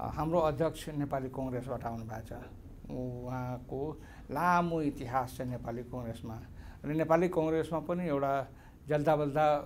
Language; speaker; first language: Nepali; non-native, local second language; Maithili